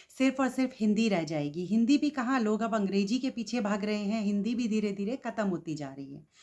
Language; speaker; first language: Hindi; native; Hindi